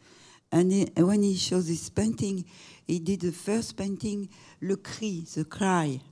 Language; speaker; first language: English; non-native, fluent; French